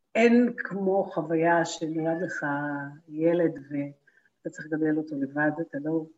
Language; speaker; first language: Hebrew; native; Hebrew